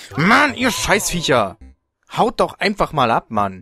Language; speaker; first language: German; native; German